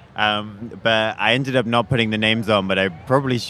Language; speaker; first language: English; native; English